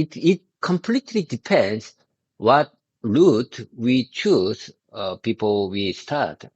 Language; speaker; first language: English; non-native, learner; Korean